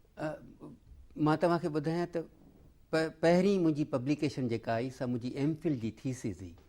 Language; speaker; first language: Sindhi; native; Sindhi